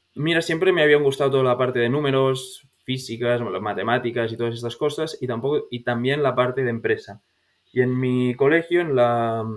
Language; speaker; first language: Spanish; native; Spanish